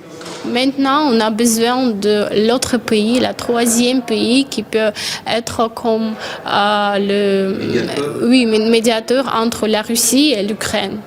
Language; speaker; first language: French; non-native, fluent; Ukrainian